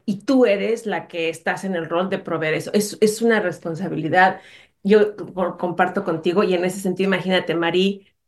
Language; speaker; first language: Spanish; native; Spanish